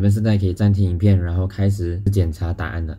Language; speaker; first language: Chinese; native; Chinese